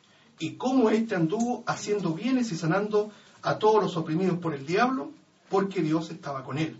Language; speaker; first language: Spanish; native; Spanish